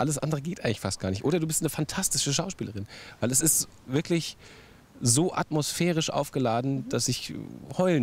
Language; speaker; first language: German; native; German